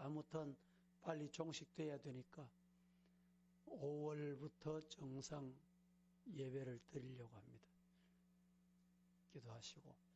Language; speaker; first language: Korean; native; Korean